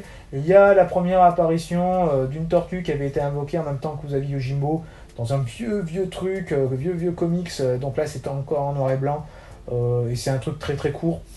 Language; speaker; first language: French; native; French